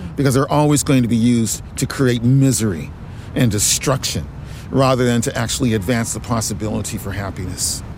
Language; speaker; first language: English; native; English